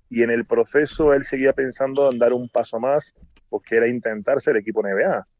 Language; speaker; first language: Spanish; native; Spanish